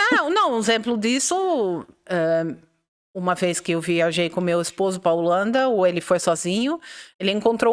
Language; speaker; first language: Portuguese; non-native, fluent; Dutch